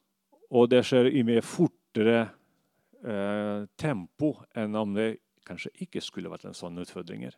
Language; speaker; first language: Norwegian; non-native, fluent; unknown